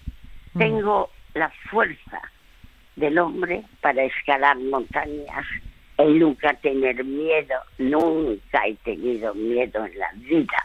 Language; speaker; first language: Spanish; early bilingual, other home language; French